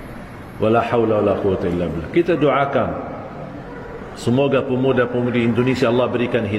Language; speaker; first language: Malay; non-native, fluent; Arabic